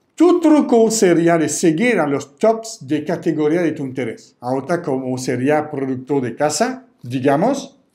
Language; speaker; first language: Spanish; non-native, fluent; French